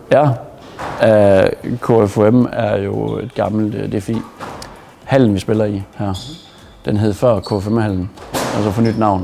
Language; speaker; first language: Danish; native; Danish